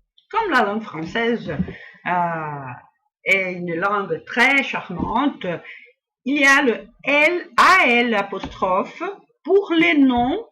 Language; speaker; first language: French; non-native, fluent; Portuguese